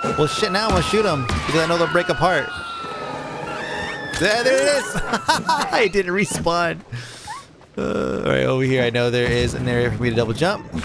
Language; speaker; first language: English; native; English